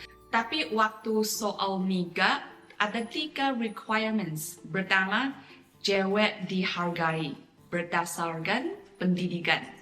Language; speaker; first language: Indonesian; non-native, fluent; Chinese